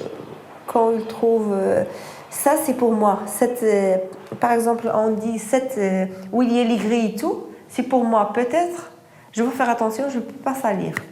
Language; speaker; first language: French; non-native, fluent; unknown